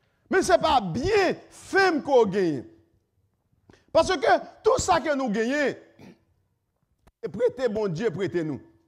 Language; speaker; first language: French; native; French